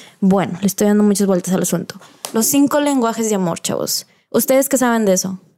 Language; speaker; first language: Spanish; early bilingual, heritage; Spanish